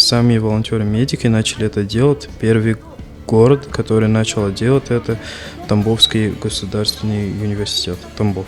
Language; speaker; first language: Russian; non-native, fluent; Arabic